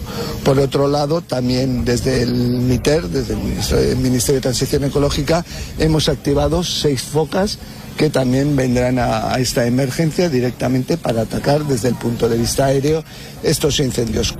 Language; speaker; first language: Spanish; native; Spanish